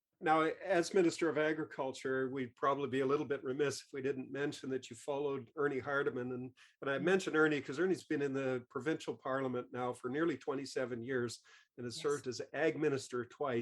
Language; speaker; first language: English; native; English